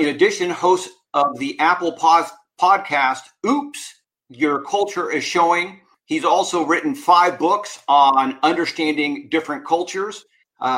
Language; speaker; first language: English; native; English